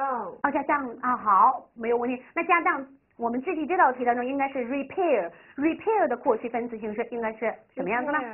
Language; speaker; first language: Chinese; native; Chinese